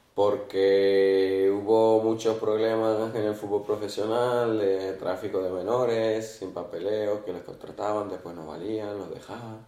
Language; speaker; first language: Spanish; early bilingual, other home language; Arabic